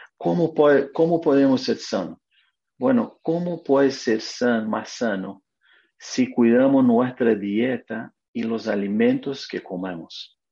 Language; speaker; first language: Spanish; non-native, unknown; Portuguese